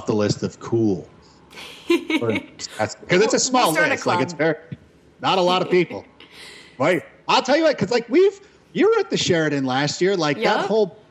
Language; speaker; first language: English; native; English